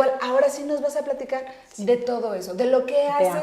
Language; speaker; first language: Spanish; native; Spanish